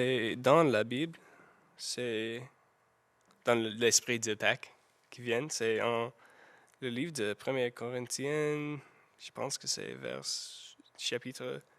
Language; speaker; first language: French; non-native, learner; English